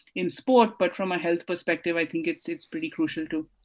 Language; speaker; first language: English; non-native, local second language; Hindi